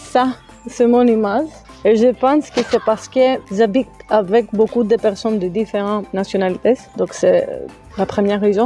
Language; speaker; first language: French; non-native, learner; Greek